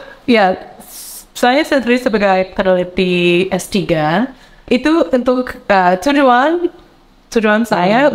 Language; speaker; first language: Indonesian; non-native, learner; English